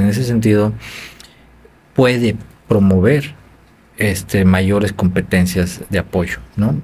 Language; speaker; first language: Spanish; native; Spanish